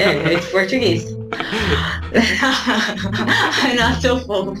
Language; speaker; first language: English; non-native, learner; Portuguese